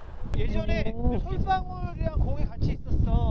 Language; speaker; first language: Korean; native; Korean